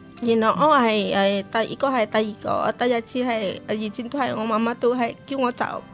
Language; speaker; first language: Chinese; non-native, learner; Indonesian